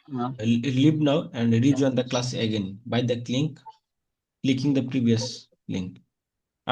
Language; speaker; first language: English; non-native, fluent; Bangla